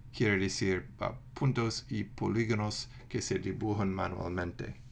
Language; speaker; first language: Spanish; non-native, fluent; English